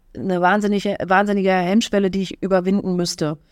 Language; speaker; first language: German; native; German